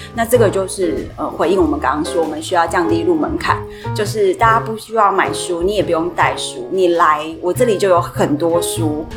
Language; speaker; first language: Chinese; native; Chinese